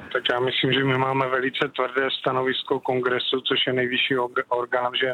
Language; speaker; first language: Czech; native; Czech